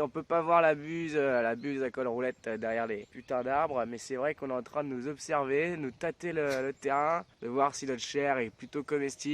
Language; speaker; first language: French; native; French